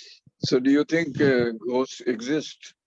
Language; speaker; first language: English; non-native, fluent; Hindi